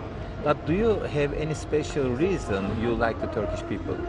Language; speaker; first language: English; non-native, learner; Turkish